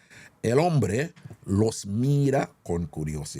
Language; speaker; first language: Spanish; non-native, learner; English